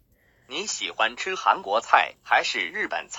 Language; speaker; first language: Chinese; non-native, learner; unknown